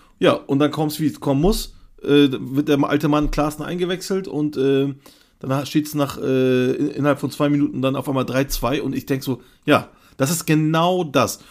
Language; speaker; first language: German; early bilingual, other home language; Turkish